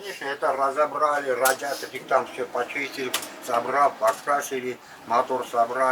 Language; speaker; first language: Russian; non-native, local second language; Armenian